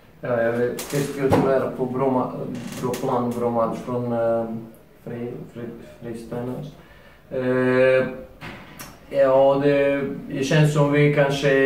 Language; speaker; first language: Swedish; non-native, learner; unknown